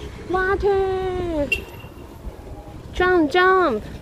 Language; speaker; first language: English; non-native, learner; Chinese